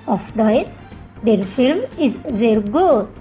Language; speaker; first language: German; non-native, fluent; Indonesian